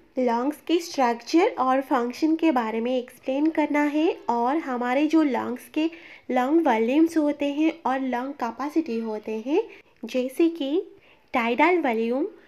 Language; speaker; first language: Hindi; non-native, local second language; Bangla